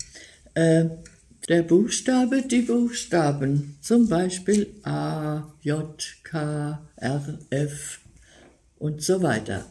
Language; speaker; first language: German; native; German